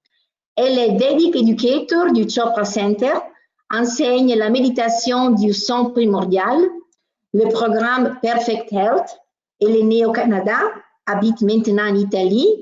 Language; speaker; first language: French; non-native, fluent; Italian